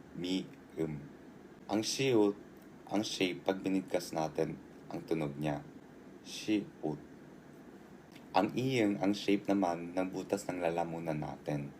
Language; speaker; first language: Filipino; early bilingual, heritage; Korean